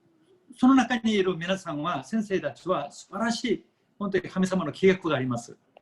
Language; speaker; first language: Japanese; non-native, fluent; Korean